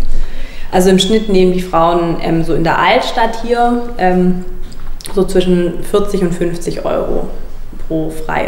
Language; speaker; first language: German; native; German